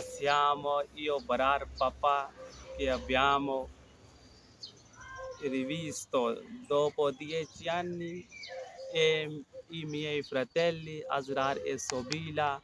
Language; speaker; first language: Italian; early bilingual, other home language; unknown